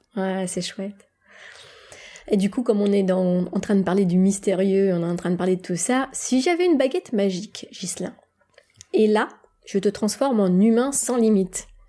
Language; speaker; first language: French; native; French